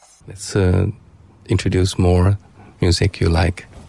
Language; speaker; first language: English; non-native, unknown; Chinese